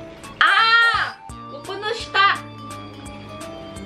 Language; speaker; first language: Japanese; non-native, fluent; Filipino